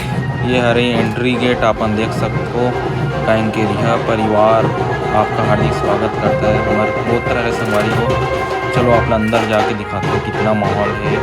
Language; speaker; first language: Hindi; non-native, local second language; Chhattisgarhi